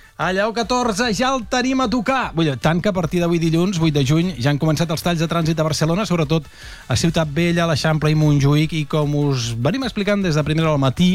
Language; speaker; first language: Catalan; native; Catalan